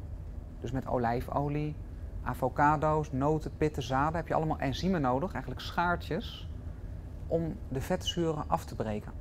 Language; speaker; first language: Dutch; native; Dutch